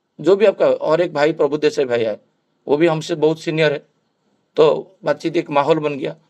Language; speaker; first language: Hindi; non-native, local second language; Bangla